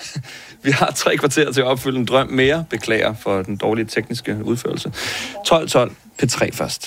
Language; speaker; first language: Danish; native; Danish